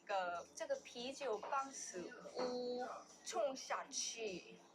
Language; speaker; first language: Chinese; non-native, learner; Korean